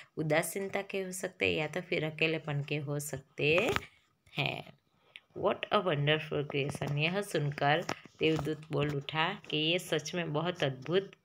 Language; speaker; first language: Hindi; non-native, local second language; Gujarati